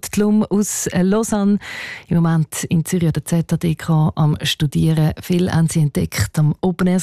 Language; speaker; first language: German; native; German